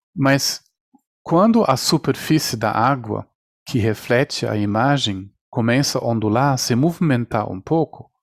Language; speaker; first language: Portuguese; non-native, fluent; German